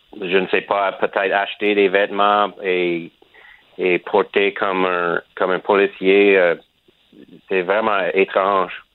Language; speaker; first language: French; non-native, learner; English